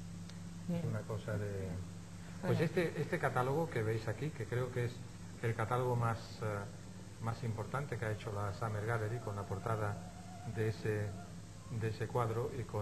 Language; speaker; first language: Spanish; native; Spanish